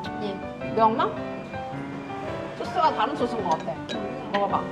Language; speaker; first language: Korean; native; Korean